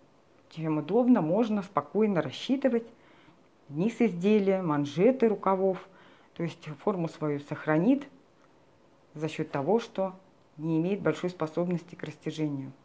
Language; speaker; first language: Russian; native; Russian